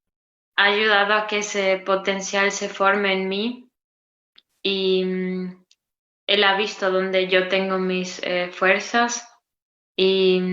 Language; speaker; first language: Spanish; non-native, learner; Romanian